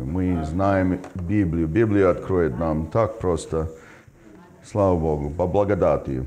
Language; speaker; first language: Russian; non-native, fluent; English